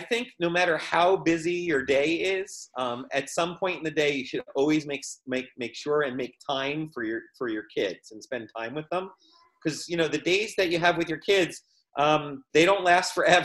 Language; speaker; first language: English; native; English